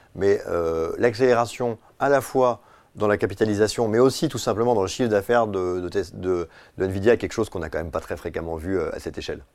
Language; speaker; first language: French; native; French